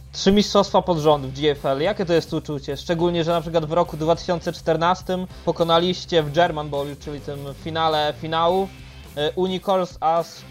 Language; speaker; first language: Polish; native; Polish